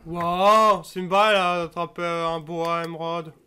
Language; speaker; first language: French; native; French